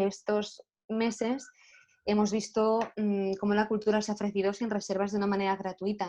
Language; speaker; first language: Spanish; native; Spanish